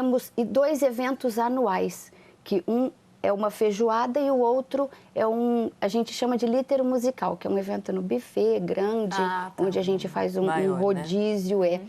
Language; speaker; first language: Portuguese; native; Portuguese